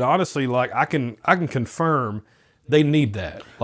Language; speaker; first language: English; native; English